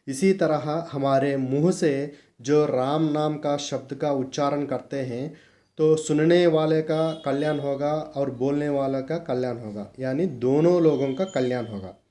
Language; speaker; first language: Hindi; non-native, local second language; Telugu